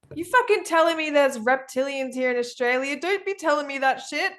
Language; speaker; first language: English; native; English